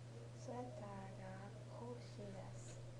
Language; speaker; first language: Japanese; non-native, learner; English